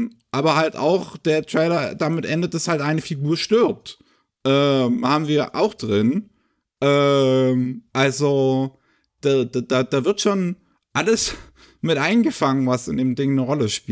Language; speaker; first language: German; native; German